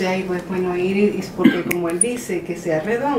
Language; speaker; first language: Spanish; native; Spanish